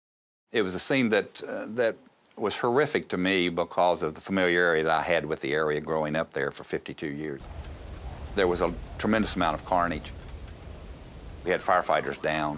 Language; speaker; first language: English; native; English